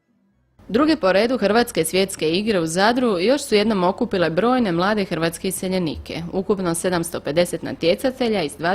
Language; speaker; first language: Croatian; native; Croatian